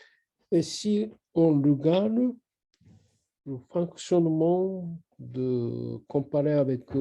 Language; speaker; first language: French; non-native, learner; Japanese